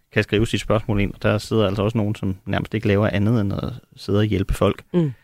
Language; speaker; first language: Danish; native; Danish